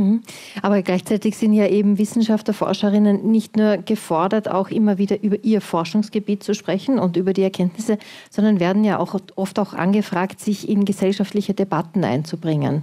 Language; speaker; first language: German; native; German